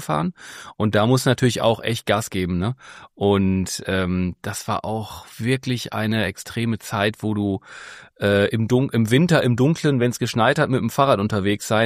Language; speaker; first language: German; native; German